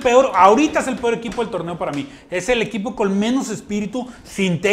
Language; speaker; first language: Spanish; native; Spanish